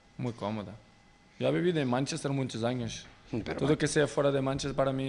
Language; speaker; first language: Spanish; non-native, fluent; Portuguese